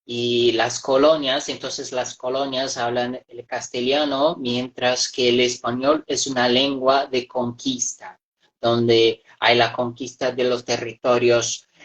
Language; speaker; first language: Spanish; non-native, fluent; Portuguese